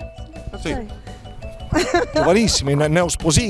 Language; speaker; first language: Italian; native; Italian